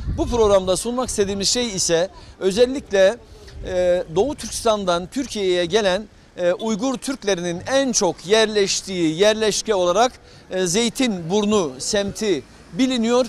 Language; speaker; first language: Turkish; native; Turkish